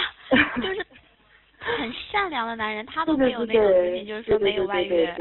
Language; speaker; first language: Chinese; native; Chinese